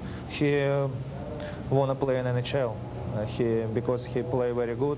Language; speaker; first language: English; non-native, learner; Russian